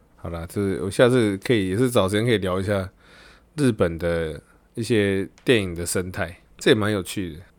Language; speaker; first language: Chinese; native; Chinese